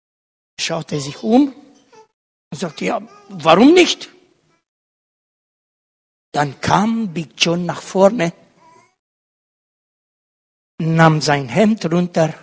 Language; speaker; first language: German; non-native, fluent; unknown